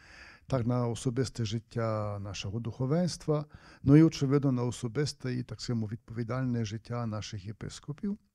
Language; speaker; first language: Ukrainian; native; Ukrainian